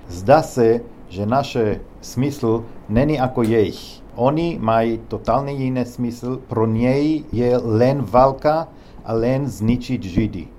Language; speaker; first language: Czech; non-native, learner; Hebrew